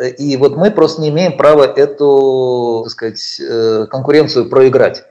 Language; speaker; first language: Russian; native; Russian